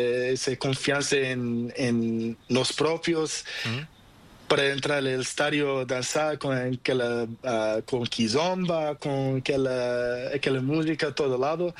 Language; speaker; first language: Spanish; non-native, learner; Portuguese